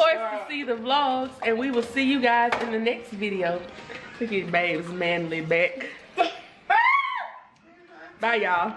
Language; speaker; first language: English; native; English